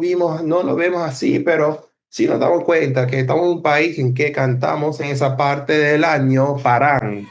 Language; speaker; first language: Spanish; non-native, fluent; English